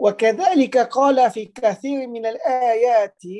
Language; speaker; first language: Arabic; non-native, fluent; Malay